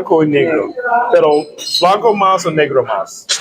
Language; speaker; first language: Spanish; non-native, learner; English